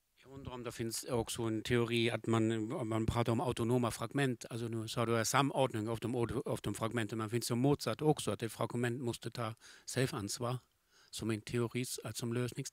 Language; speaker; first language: Swedish; non-native, fluent; German